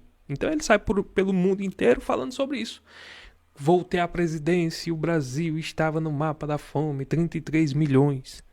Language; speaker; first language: Portuguese; native; Portuguese